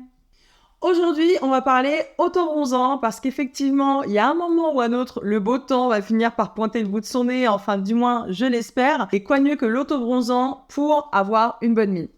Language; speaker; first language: French; native; French